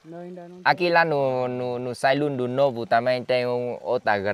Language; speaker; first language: Portuguese; non-native, learner; Vietnamese